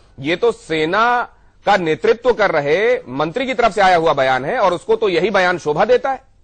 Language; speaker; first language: Hindi; native; Hindi